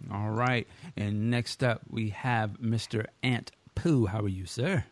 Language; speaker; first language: English; native; English